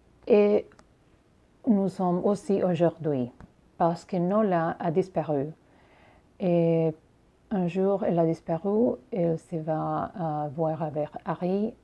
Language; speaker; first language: French; non-native, learner; English